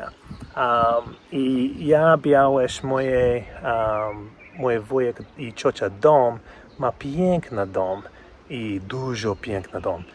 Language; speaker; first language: Polish; non-native, learner; English